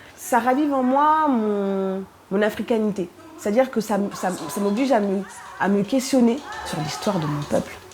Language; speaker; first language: French; early bilingual, other home language; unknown